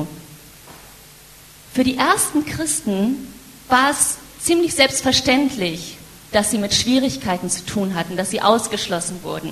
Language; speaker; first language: German; native; German